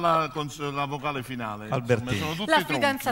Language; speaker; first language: Italian; native; Italian